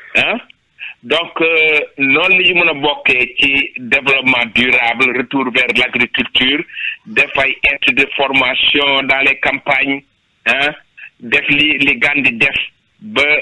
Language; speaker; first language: French; non-native, local second language; Wolof